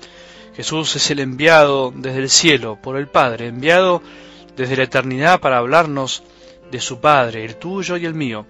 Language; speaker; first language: Spanish; native; Spanish